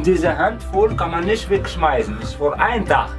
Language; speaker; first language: German; non-native, local second language; Arabic